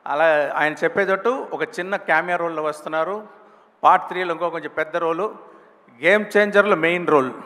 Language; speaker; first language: Telugu; non-native, local second language; Tamil